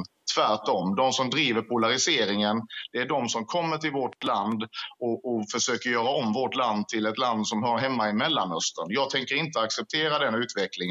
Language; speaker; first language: Swedish; native; Swedish